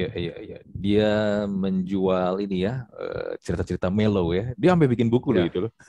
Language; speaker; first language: Indonesian; native; Indonesian